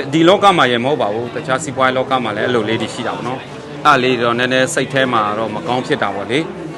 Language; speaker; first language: Burmese; non-native, local second language; Hakha Chin